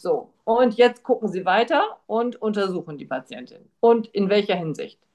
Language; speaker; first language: German; native; German